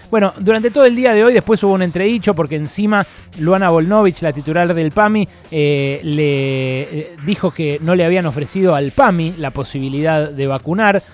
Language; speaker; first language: Spanish; native; Spanish